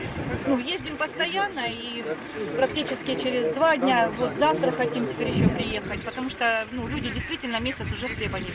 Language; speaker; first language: Russian; native; Russian